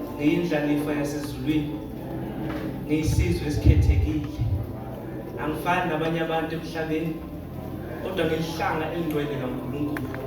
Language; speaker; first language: Zulu; native; Zulu